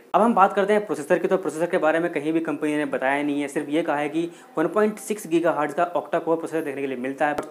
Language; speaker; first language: Hindi; native; Hindi